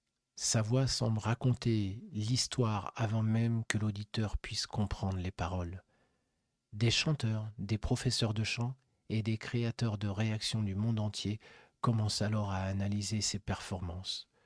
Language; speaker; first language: French; native; French